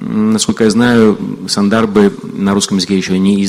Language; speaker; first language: Russian; native; Russian